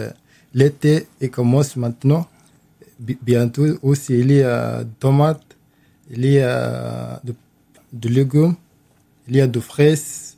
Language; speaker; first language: French; non-native, learner; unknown